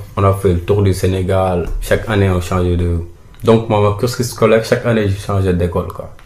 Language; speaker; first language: French; non-native, local second language; Wolof